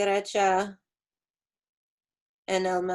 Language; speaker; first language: Spanish; non-native, learner; English